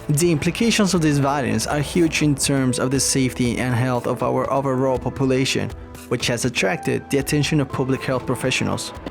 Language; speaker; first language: English; native; English